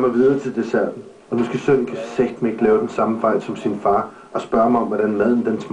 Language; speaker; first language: Danish; native; Danish